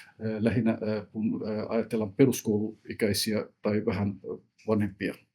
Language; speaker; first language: Finnish; early bilingual, other home language; Somali